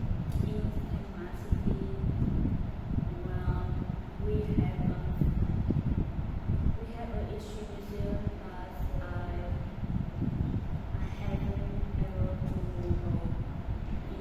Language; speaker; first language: English; non-native, learner; Vietnamese